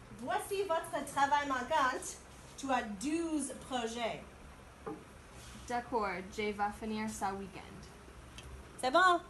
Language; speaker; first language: French; non-native, learner; English